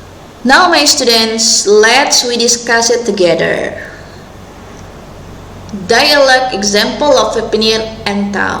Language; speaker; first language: English; non-native, local second language; Indonesian